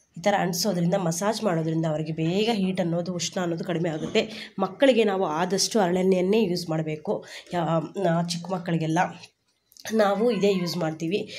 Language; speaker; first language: Kannada; non-native, local second language; Telugu